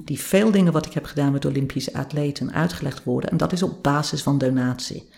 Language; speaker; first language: Dutch; non-native, fluent; English